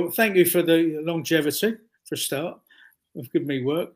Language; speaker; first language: English; native; English